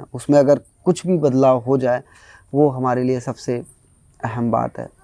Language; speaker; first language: Hindi; non-native, local second language; Bhojpuri